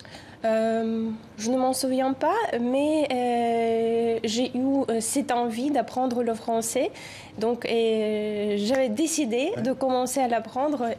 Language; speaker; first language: French; non-native, fluent; Ukrainian